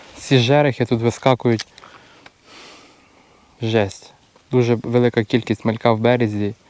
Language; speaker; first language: Ukrainian; native; Ukrainian